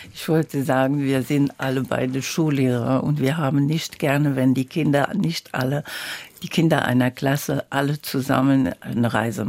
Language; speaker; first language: German; non-native, fluent; French